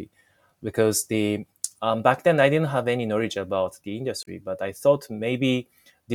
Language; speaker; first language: English; non-native, fluent; Japanese